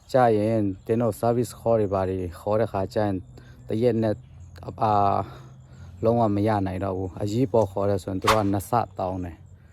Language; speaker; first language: Burmese; non-native, local second language; Tedim Chin